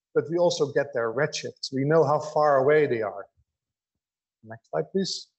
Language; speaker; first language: English; non-native, fluent; Dutch